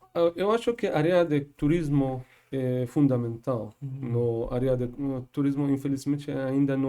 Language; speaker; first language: Portuguese; non-native, learner; Persian